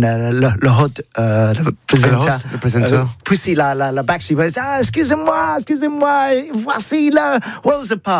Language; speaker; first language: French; non-native, learner; English